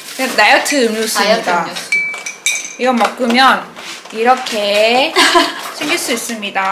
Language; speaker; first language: Korean; non-native, learner; Vietnamese